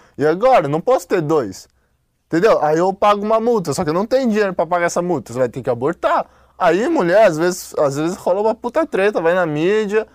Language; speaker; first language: Portuguese; non-native, fluent; Chinese